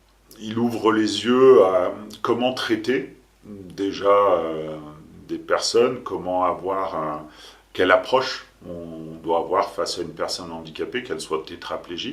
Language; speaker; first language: French; native; French